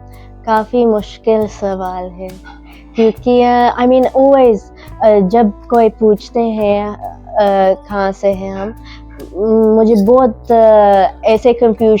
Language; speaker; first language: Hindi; early bilingual, heritage; English